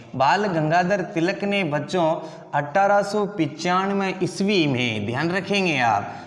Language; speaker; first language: Hindi; native; Hindi